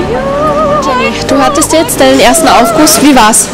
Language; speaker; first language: German; native; German